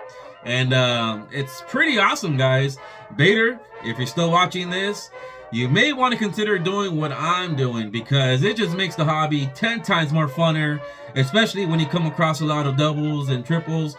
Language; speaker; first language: English; native; English